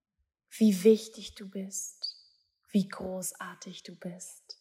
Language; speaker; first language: German; native; German